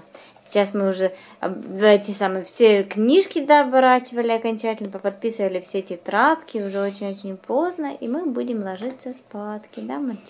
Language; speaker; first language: Russian; native; Russian